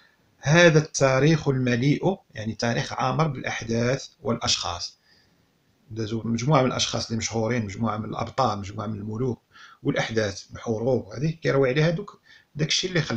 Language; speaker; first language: Arabic; native; Arabic